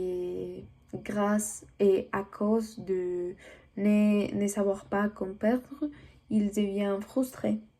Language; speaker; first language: French; non-native, learner; Spanish